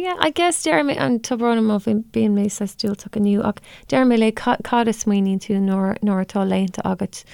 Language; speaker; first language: Irish; non-native, local second language; English